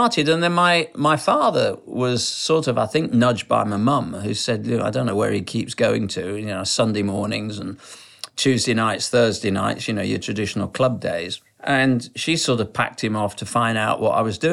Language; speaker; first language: English; native; English